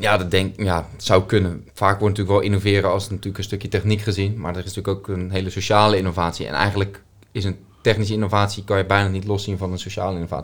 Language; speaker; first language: Dutch; native; Dutch